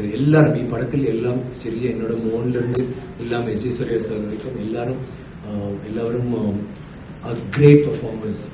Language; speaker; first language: Malayalam; non-native, learner; Tamil